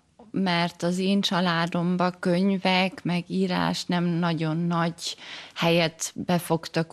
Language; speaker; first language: Hungarian; early bilingual, heritage; German